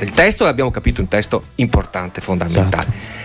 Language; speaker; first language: Italian; native; Italian